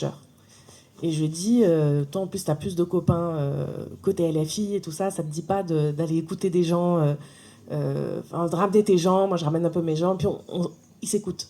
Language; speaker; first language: French; native; French